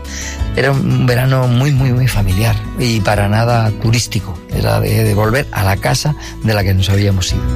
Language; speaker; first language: Spanish; native; Spanish